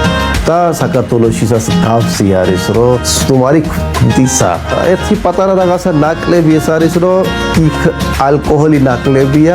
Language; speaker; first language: Georgian; non-native, fluent; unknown